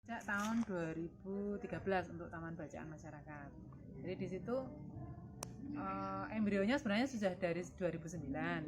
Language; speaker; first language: Indonesian; native; Indonesian